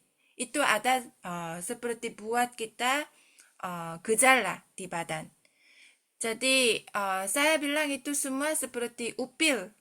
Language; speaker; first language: Indonesian; non-native, fluent; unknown